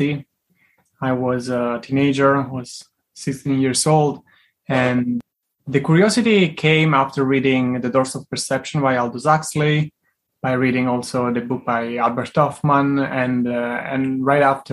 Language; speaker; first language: English; non-native, fluent; Italian